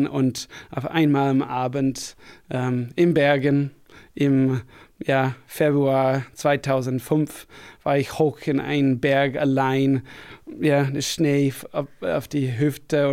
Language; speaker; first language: German; non-native, fluent; English